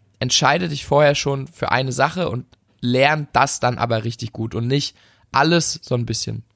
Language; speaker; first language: German; native; German